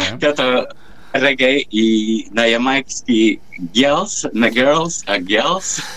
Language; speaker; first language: Bulgarian; non-native, learner; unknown